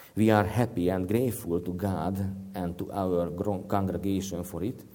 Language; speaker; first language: English; non-native, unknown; Hungarian